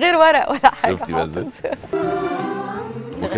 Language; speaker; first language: Arabic; native; Arabic